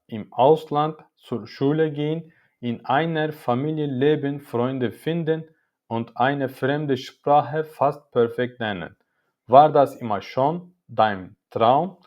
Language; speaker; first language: German; non-native, learner; Turkish